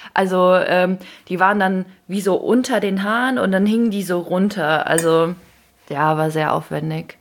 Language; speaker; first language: German; early bilingual, other home language; Ukrainian